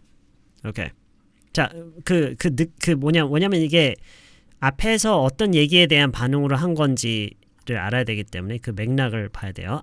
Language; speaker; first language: Korean; native; Korean